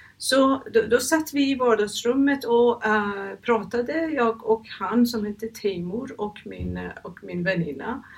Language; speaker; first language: Swedish; non-native, fluent; Persian